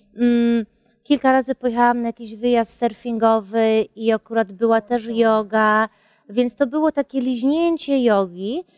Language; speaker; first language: Polish; early bilingual, heritage; Polish